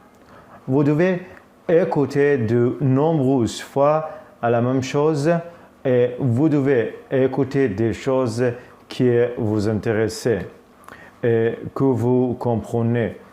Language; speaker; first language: French; non-native, fluent; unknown